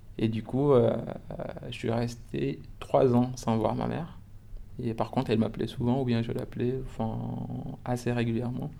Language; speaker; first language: French; non-native, local second language; Wolof